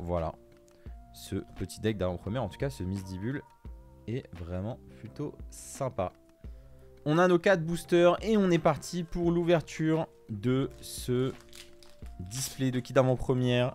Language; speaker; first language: French; native; French